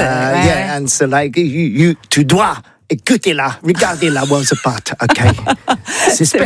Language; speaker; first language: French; non-native, learner; English